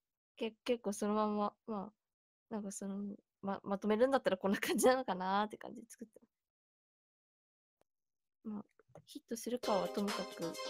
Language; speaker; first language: Japanese; native; Japanese